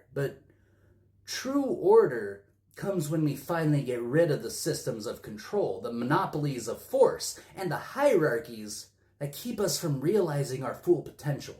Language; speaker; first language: English; native; English